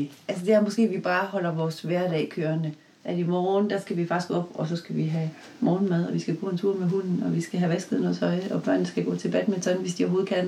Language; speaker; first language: Danish; native; Danish